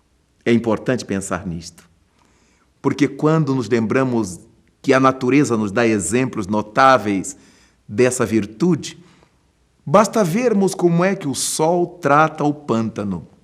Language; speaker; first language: Portuguese; native; Portuguese